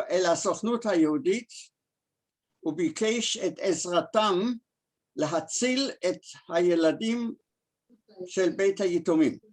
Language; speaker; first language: Hebrew; early bilingual, other home language; German